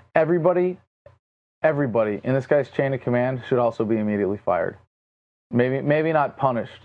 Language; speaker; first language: English; native; English